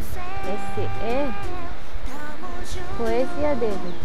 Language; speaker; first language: Portuguese; non-native, learner; Japanese